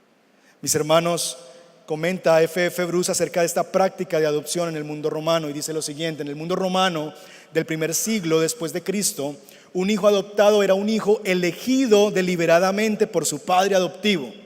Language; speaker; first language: Spanish; native; Spanish